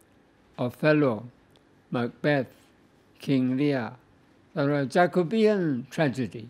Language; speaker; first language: Japanese; non-native, fluent; English